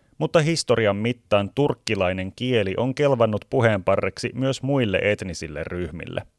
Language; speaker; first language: Finnish; native; Finnish